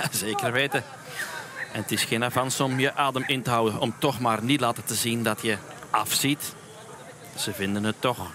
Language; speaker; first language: Dutch; native; Dutch